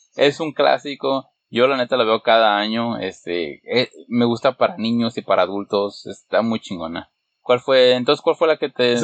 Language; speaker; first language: Spanish; early bilingual, heritage; Spanish